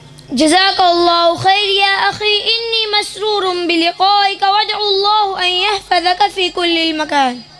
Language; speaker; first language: Arabic; non-native, learner; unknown